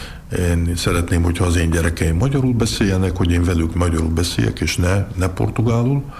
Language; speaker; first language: Hungarian; early bilingual, heritage; Hungarian